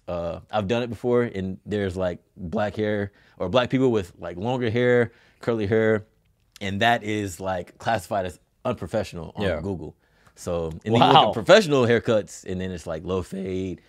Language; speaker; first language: English; native; English